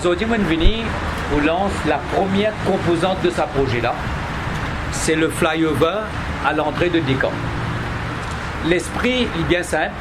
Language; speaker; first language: French; non-native, local second language; Morisyen